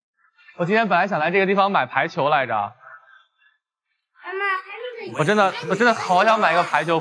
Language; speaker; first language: Chinese; native; Chinese